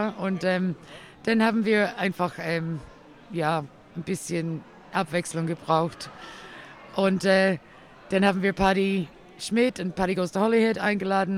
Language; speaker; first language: German; non-native, learner; English